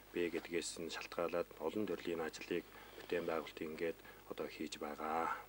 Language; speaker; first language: Mongolian; non-native, local second language; Tuvinian